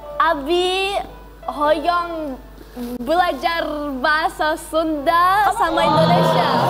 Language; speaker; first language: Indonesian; non-native, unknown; German